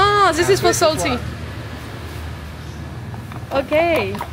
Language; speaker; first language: English; non-native, learner; French